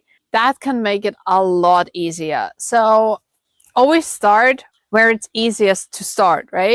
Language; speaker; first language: English; non-native, fluent; German